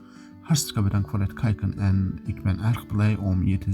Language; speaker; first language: Dutch; non-native, learner; Kurdish